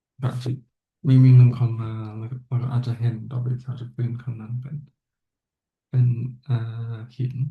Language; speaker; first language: Thai; non-native, learner; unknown